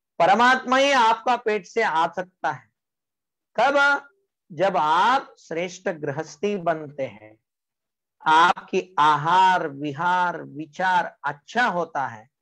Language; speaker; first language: Hindi; non-native, local second language; Marathi